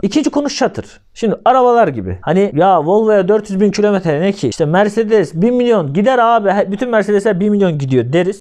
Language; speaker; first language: Turkish; native; Turkish